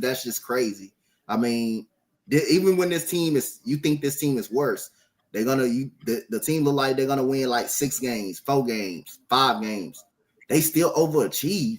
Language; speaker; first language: English; native; English